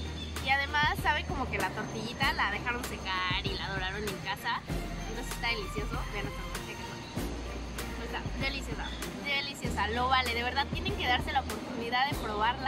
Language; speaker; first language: Spanish; native; Spanish